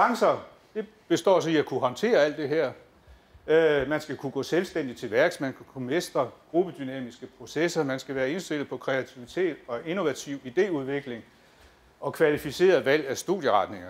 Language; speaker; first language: Danish; native; Danish